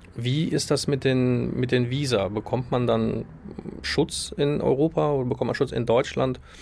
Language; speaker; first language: German; native; German